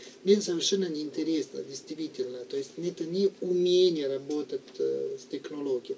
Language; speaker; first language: Russian; non-native, fluent; Italian